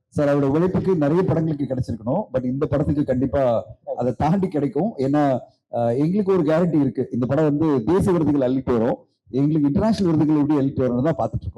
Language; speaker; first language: Tamil; native; Tamil